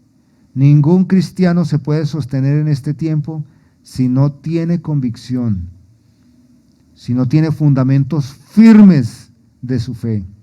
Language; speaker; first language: Spanish; native; Spanish